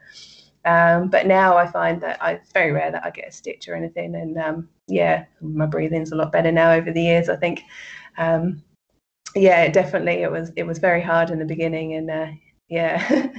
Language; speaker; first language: English; native; English